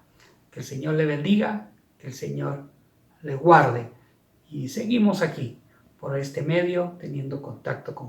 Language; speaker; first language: Spanish; native; Spanish